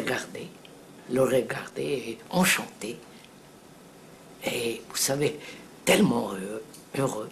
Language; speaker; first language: French; non-native, fluent; Telugu